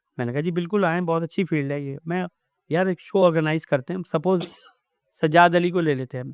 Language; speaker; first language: Urdu; native; Urdu